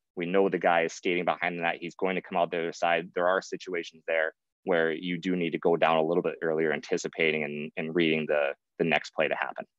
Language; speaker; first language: English; native; English